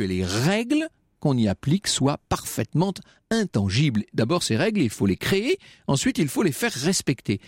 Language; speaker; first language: French; native; French